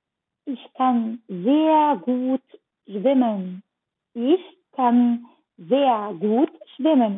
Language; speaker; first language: German; non-native, learner; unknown